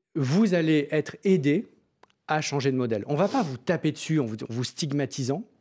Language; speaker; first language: French; native; French